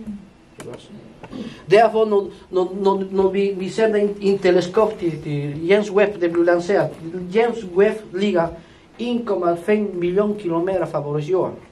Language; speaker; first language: Danish; non-native, fluent; Spanish